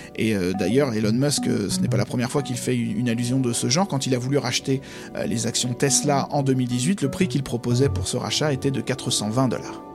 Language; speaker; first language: French; native; French